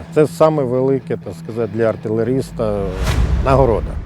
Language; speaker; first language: Ukrainian; early bilingual, other home language; Russian